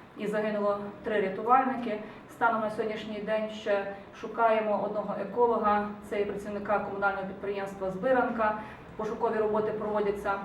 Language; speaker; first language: Ukrainian; native; Ukrainian